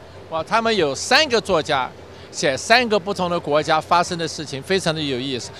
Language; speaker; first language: Chinese; native; Chinese